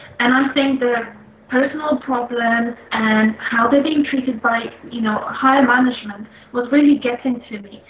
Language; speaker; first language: English; non-native, fluent; Polish